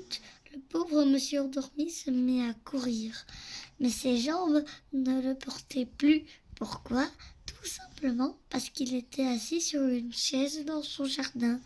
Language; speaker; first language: French; native; French